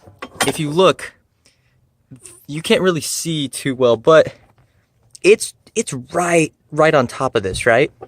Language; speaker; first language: English; native; English